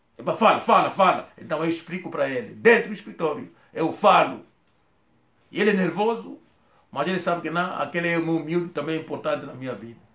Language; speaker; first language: Portuguese; non-native, local second language; Kongo